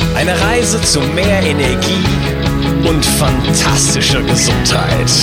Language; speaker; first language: German; native; German